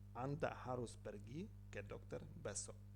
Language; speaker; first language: Indonesian; non-native, learner; Ukrainian